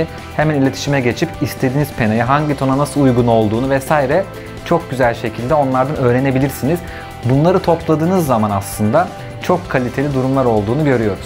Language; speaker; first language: Turkish; native; Turkish